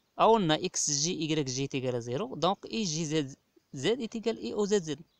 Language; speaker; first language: French; non-native, local second language; Arabic